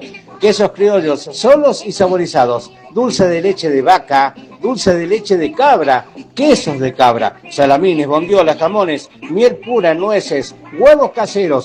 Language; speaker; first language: Spanish; native; Spanish